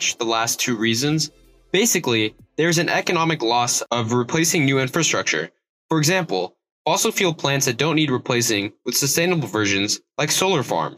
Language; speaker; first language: English; native; English